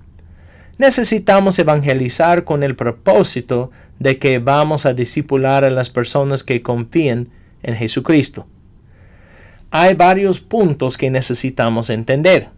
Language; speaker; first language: Spanish; non-native, fluent; English